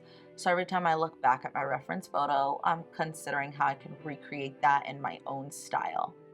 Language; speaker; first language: English; native; English